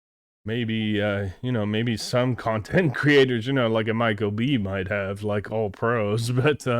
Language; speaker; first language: English; native; English